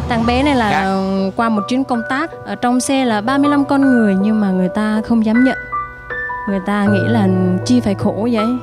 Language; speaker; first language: Vietnamese; non-native, local second language; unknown